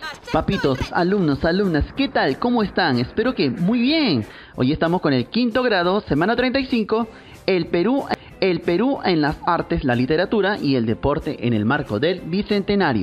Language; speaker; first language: Spanish; native; Spanish